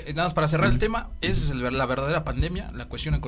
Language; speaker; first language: Spanish; native; Spanish